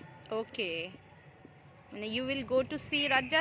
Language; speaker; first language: English; non-native, local second language; Bangla